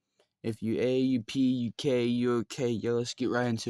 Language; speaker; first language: English; native; English